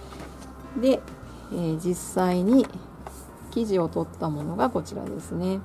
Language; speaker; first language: Japanese; native; Japanese